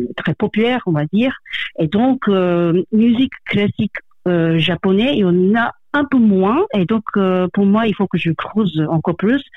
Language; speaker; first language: French; non-native, fluent; Japanese